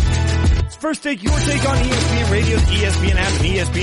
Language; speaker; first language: English; native; English